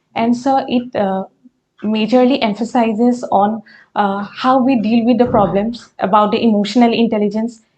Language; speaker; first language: English; non-native, local second language; Assamese